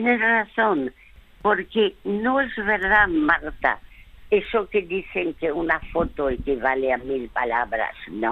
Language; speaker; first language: Spanish; early bilingual, other home language; French